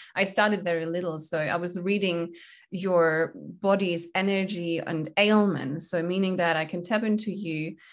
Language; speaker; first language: English; non-native, fluent; German